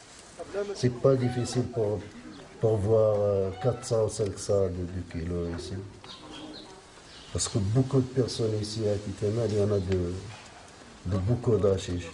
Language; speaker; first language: French; non-native, local second language; Arabic